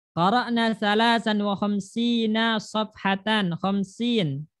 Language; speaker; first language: Arabic; non-native, fluent; Indonesian